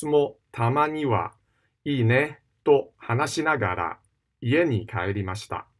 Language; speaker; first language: Japanese; non-native, fluent; Cantonese